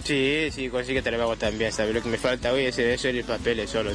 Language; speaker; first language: Spanish; non-native, learner; Wolof